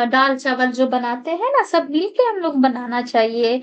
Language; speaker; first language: Hindi; non-native, local second language; Kannada